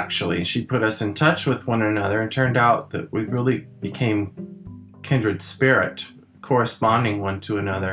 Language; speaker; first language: English; early bilingual, other home language; French